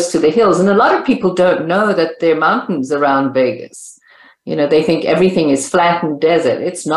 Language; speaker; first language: English; native; English